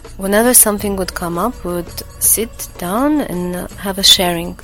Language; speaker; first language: English; non-native, fluent; Latvian